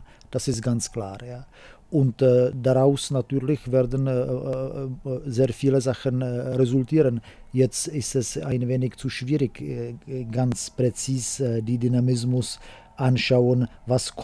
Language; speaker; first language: German; non-native, fluent; Czech